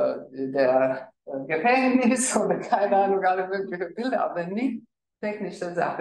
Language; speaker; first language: German; non-native, fluent; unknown